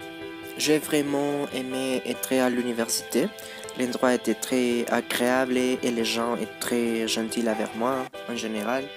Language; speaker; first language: French; non-native, learner; Spanish